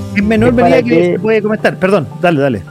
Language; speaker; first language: Spanish; native; Spanish